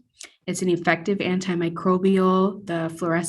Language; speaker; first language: English; native; English